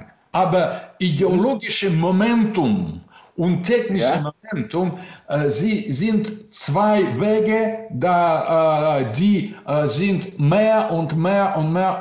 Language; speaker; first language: German; non-native, learner; Russian